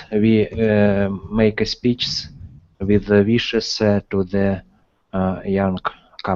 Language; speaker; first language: English; non-native, learner; Russian